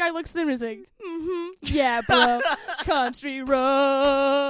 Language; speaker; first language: English; native; English